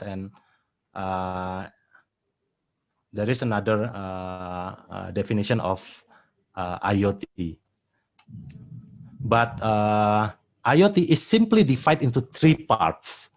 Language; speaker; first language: English; non-native, fluent; Indonesian